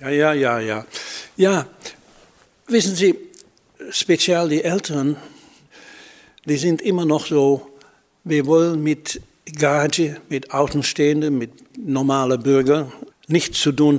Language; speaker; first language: German; non-native, fluent; Dutch